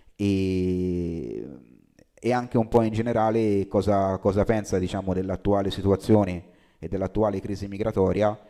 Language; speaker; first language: Italian; native; Italian